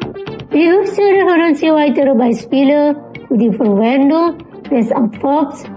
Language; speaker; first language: German; non-native, learner; Indonesian